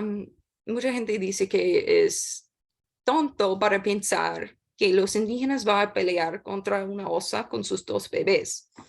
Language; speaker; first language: Spanish; non-native, learner; English